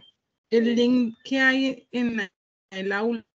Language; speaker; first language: Spanish; native; Spanish